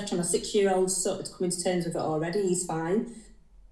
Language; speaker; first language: English; native; English